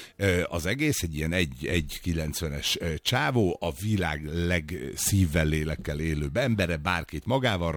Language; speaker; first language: Hungarian; native; Hungarian